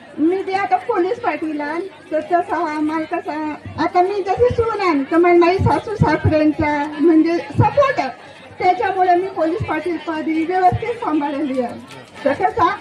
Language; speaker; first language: Marathi; non-native, local second language; Bhili